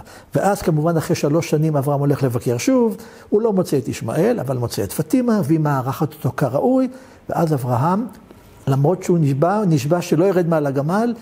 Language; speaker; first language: Hebrew; native; Hebrew